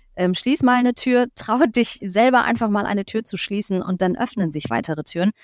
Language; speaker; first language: German; native; German